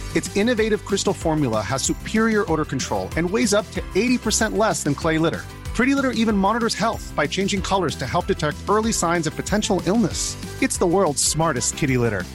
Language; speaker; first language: Swedish; native; Swedish